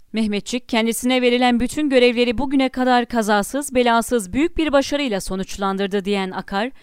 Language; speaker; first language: Turkish; native; Turkish